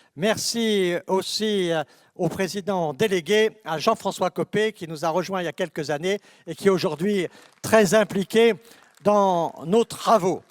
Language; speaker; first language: French; native; French